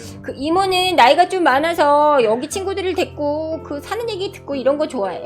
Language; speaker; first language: Korean; native; Korean